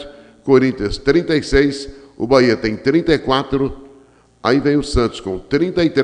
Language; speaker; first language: Portuguese; native; Portuguese